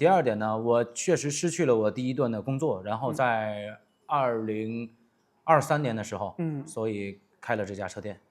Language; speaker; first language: Chinese; native; Chinese